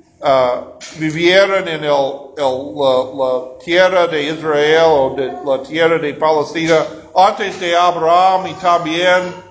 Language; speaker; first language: Spanish; non-native, learner; English